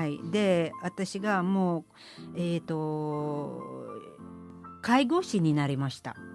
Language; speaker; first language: Japanese; non-native, fluent; Filipino